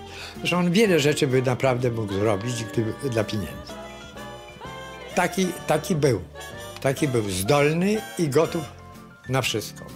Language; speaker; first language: Polish; native; Polish